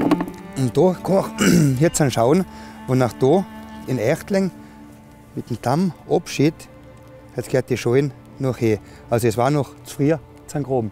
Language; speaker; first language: German; native; German